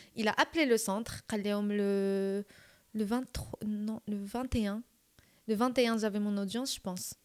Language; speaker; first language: French; non-native, local second language; Arabic